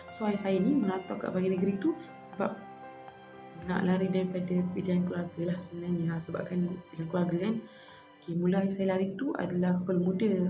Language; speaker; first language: Malay; native; Malay